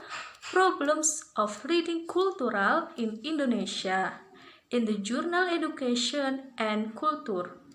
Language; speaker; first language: English; non-native, learner; Indonesian